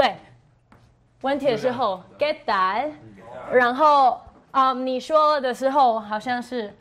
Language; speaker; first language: Chinese; non-native, learner; Spanish